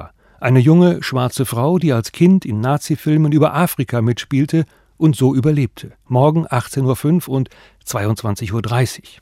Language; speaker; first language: German; native; German